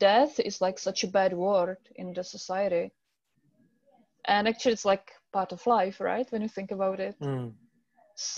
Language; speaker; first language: English; non-native, fluent; Czech